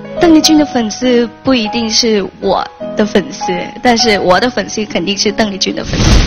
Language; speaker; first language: Chinese; non-native, fluent; Thai